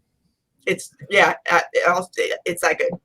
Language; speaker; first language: English; native; English